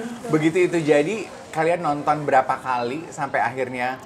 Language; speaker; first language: Indonesian; native; Indonesian